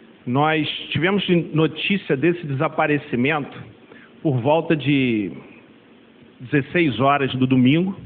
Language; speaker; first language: Portuguese; native; Portuguese